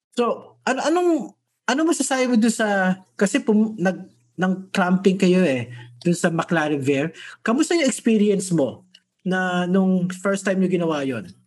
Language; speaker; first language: Filipino; native; Filipino